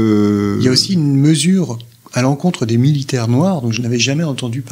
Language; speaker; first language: French; native; French